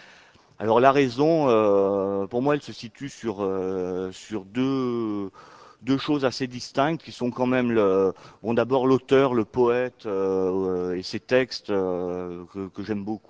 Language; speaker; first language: French; native; French